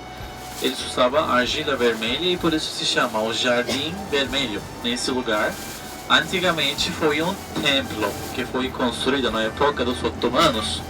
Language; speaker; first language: Portuguese; non-native, fluent; Turkish